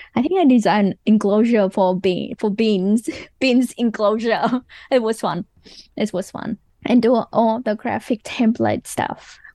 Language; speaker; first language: English; non-native, fluent; Vietnamese